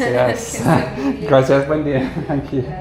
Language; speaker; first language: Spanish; non-native, learner; English